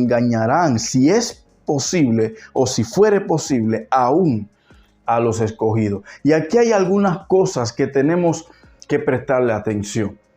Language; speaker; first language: Spanish; native; Spanish